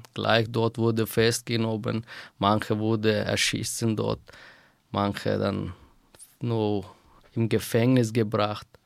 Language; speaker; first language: German; non-native, fluent; Persian